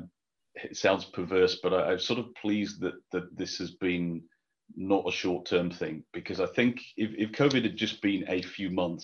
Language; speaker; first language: English; native; English